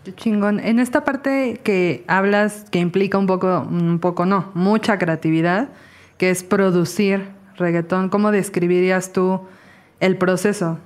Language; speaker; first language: Spanish; native; Spanish